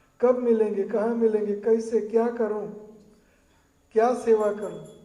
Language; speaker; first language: Hindi; non-native, learner; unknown